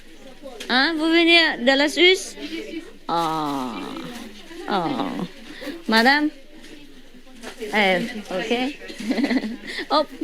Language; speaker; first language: French; non-native, learner; Vietnamese